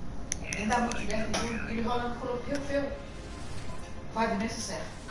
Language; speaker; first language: Dutch; non-native, learner; Portuguese